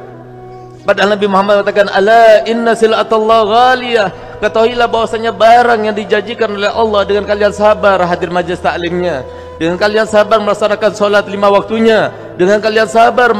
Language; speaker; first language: Indonesian; native; Indonesian